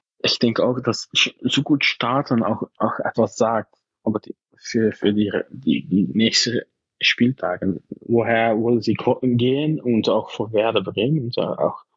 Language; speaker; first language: German; non-native, fluent; Dutch